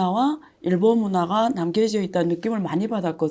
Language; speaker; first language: Korean; native; Korean